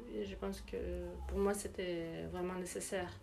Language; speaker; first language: French; non-native, learner; English